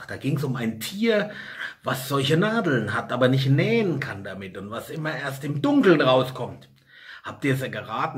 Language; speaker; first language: German; native; German